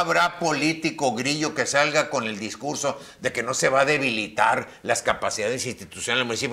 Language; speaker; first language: Spanish; native; Spanish